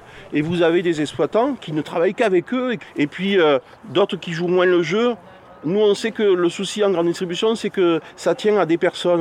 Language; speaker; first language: French; native; French